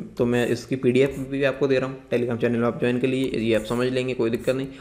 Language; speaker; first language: Hindi; native; Hindi